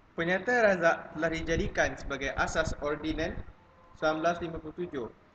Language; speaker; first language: Malay; native; Malay